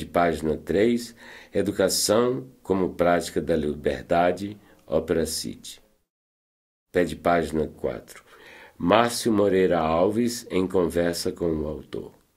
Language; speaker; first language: Portuguese; native; Portuguese